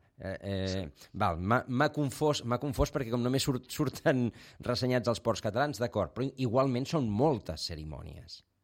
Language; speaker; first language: Catalan; native; Catalan